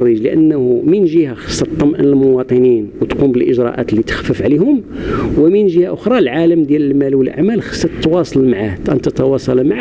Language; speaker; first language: Arabic; native; Arabic